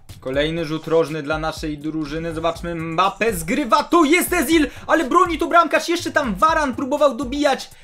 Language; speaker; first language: Polish; native; Polish